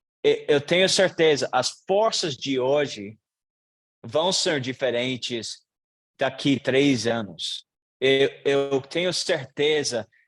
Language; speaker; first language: Portuguese; non-native, learner; English